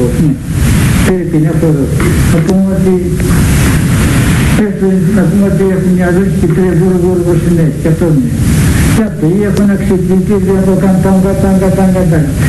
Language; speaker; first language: Greek; native; Greek